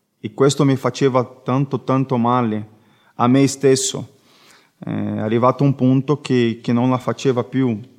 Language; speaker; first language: Italian; non-native, learner; Portuguese